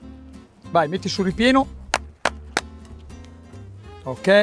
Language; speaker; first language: Italian; native; Italian